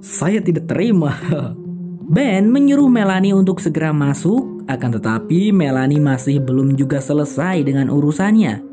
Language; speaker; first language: Indonesian; native; Indonesian